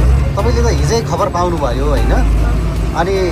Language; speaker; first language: Nepali; native; Nepali